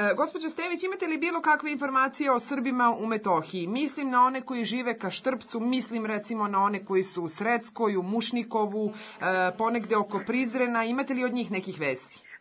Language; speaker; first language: Serbian; native; Serbian